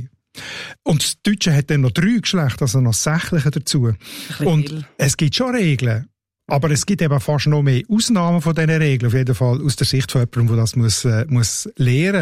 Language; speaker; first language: German; native; German